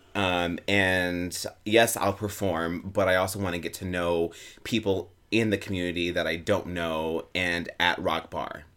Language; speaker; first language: English; native; English